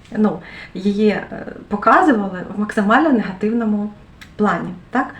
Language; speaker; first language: Ukrainian; native; Ukrainian